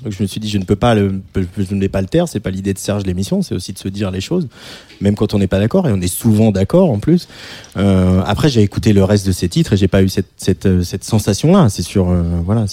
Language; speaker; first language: French; native; French